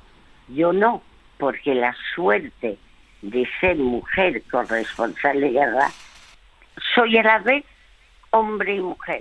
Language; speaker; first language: Spanish; early bilingual, other home language; French